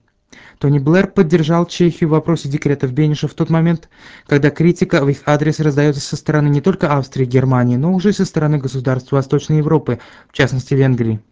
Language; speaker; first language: Russian; native; Russian